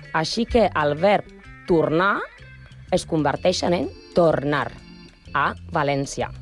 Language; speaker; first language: Catalan; non-native, learner; Spanish